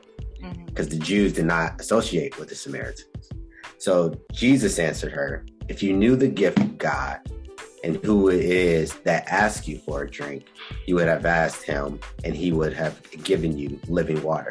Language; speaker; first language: English; native; English